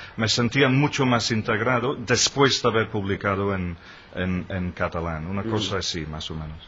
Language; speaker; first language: Spanish; non-native, fluent; English